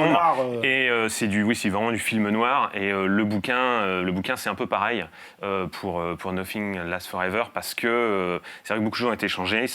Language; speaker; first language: French; native; French